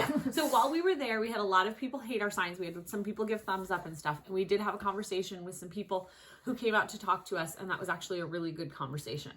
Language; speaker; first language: English; native; English